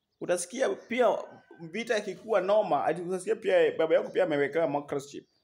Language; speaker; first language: Swahili; non-native, local second language; Luo (Kenya and Tanzania)